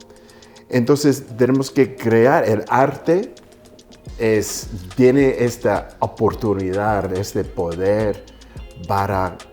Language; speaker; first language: Spanish; early bilingual, heritage; Spanish